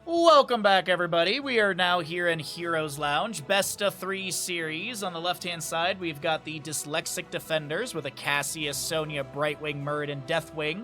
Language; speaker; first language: English; native; English